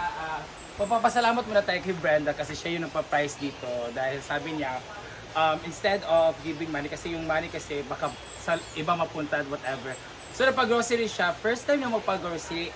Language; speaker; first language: Filipino; non-native, local second language; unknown